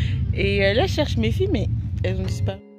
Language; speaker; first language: French; native; French